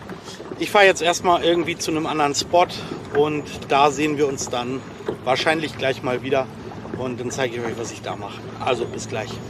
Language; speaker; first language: German; native; German